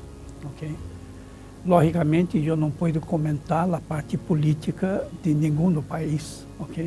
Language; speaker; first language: Spanish; non-native, fluent; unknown